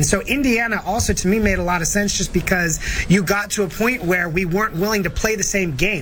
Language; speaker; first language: English; native; English